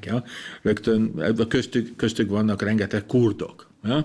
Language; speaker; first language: Hungarian; non-native, local second language; German